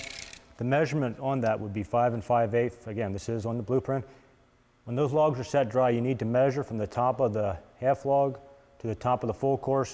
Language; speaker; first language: English; native; English